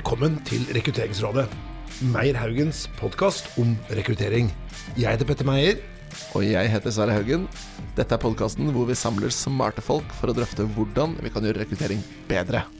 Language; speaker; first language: Norwegian; native; Norwegian